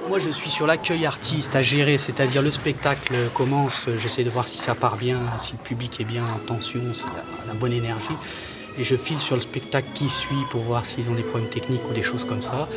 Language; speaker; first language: French; native; French